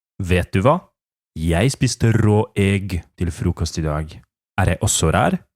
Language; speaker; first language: Norwegian; non-native, fluent; Polish